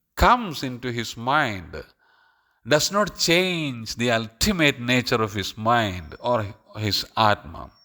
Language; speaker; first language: English; non-native, local second language; Malayalam